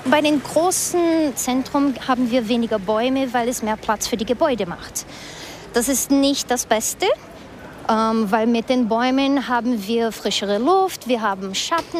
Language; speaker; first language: German; non-native, fluent; Portuguese